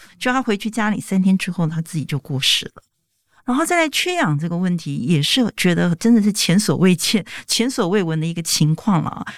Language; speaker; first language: Chinese; native; Chinese